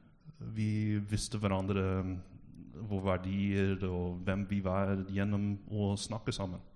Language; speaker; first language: Norwegian; non-native, fluent; English